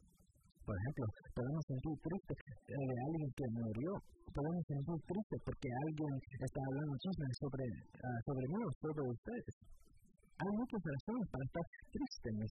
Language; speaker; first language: Spanish; early bilingual, heritage; English